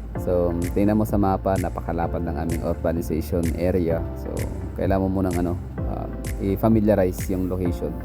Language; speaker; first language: Filipino; non-native, local second language; Cebuano